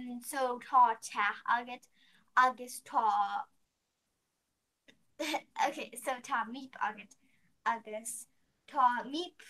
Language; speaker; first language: Irish; non-native, learner; English